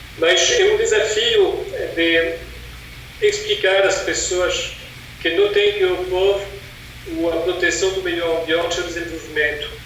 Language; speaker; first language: Portuguese; non-native, fluent; French